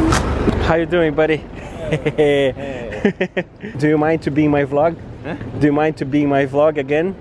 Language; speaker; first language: English; non-native, fluent; Portuguese